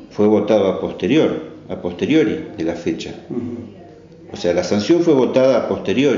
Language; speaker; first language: Spanish; native; Spanish